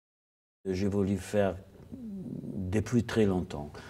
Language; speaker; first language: French; non-native, fluent; German